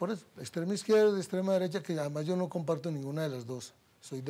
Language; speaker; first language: Spanish; native; Spanish